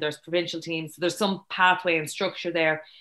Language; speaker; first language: English; native; English